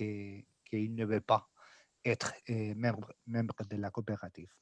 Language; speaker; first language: French; non-native, learner; Spanish